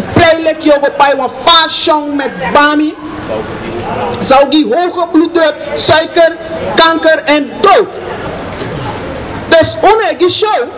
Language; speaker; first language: Dutch; non-native, local second language; Sranan Tongo